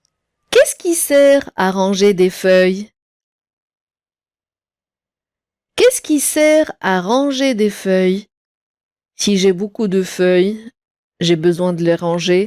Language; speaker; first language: French; non-native, local second language; Arabic